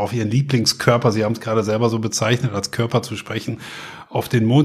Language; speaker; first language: German; native; German